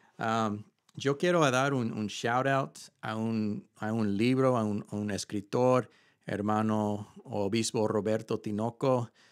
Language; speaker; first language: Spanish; early bilingual, heritage; Spanish